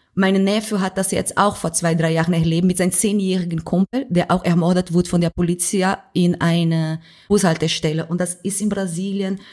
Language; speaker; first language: German; non-native, fluent; Portuguese